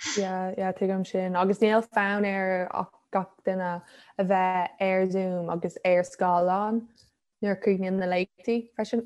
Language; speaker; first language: Irish; non-native, local second language; English